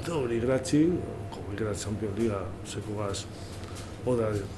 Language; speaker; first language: Macedonian; non-native, learner; Spanish